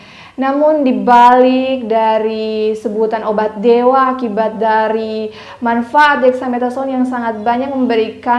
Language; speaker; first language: Indonesian; native; Indonesian